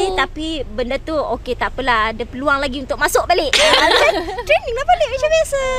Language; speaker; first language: Malay; native; Malay